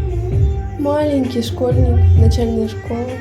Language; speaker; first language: Russian; native; Russian